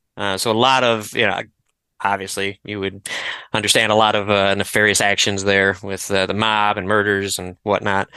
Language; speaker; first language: English; native; English